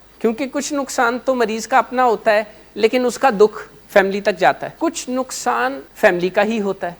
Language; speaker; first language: Urdu; non-native, local second language; Punjabi